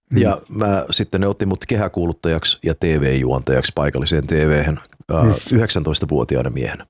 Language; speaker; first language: Finnish; early bilingual, heritage; Finnish